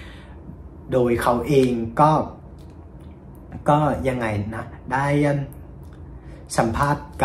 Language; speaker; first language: Thai; non-native, fluent; Vietnamese